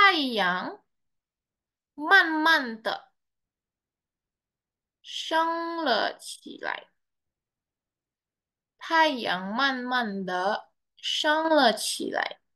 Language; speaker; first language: Chinese; non-native, fluent; Indonesian